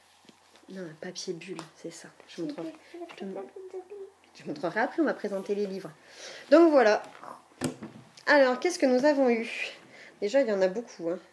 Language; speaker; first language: French; native; French